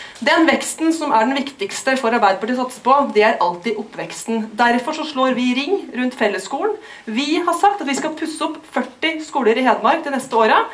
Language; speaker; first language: Norwegian; native; Norwegian